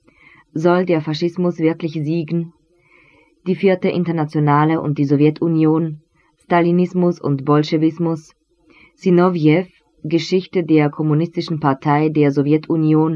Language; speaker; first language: German; native; German